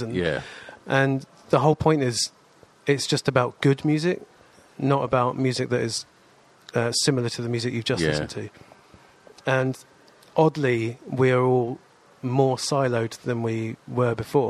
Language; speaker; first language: English; native; English